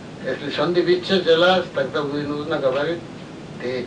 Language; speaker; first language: Russian; non-native, learner; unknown